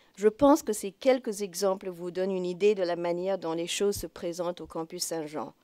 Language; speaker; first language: French; non-native, fluent; English